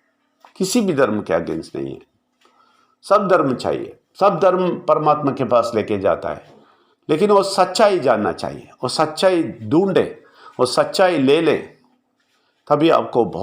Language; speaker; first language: Hindi; non-native, local second language; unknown